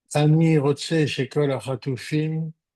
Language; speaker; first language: Hebrew; non-native, learner; French